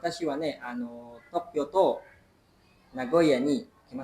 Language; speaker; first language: Japanese; non-native, learner; Indonesian